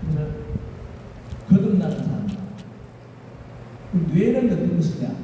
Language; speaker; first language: Korean; native; Korean